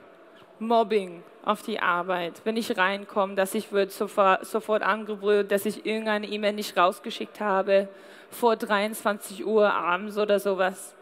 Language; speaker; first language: German; non-native, fluent; English